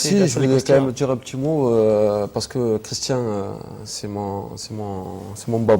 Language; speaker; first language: French; native; French